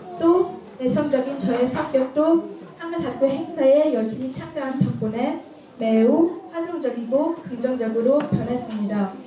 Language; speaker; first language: Korean; early bilingual, heritage; Korean